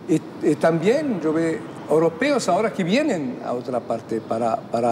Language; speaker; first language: Spanish; non-native, fluent; Arabic